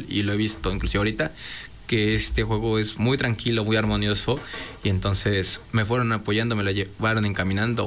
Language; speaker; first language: Spanish; native; Spanish